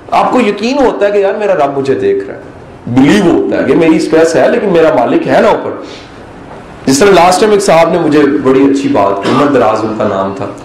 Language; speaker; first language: Urdu; non-native, local second language; Punjabi